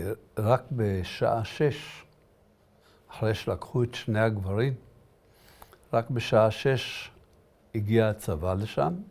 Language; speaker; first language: Hebrew; early bilingual, other home language; Arabic